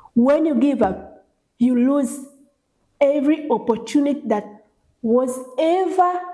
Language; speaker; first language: English; non-native, local second language; Swahili